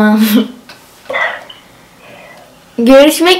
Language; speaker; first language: Turkish; native; Turkish